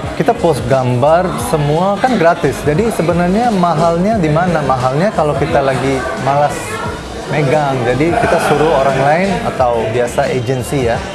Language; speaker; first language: Indonesian; non-native, fluent; Bangla